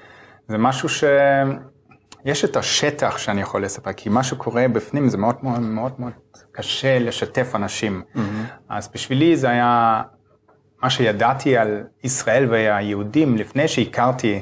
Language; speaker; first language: Hebrew; non-native, fluent; German